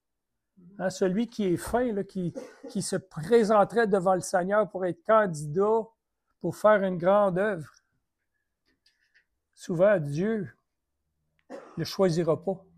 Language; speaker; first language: French; native; French